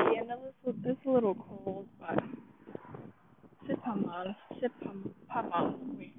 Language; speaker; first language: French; non-native, learner; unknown